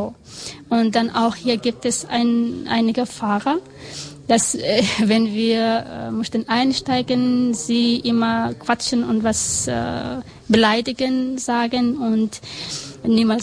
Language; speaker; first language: German; non-native, learner; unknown